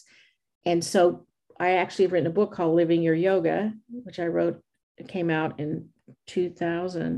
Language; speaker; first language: English; native; English